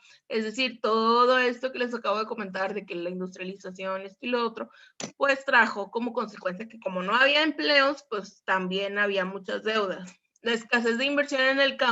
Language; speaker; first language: Spanish; native; Spanish